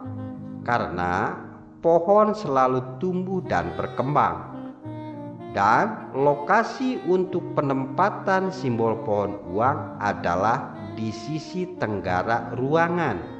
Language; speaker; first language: Indonesian; native; Indonesian